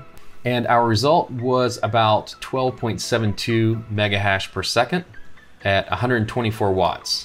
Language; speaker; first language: English; native; English